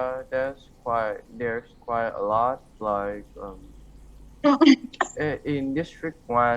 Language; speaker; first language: English; non-native, learner; Vietnamese